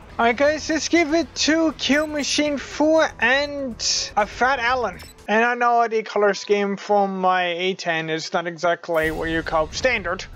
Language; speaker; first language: English; native; English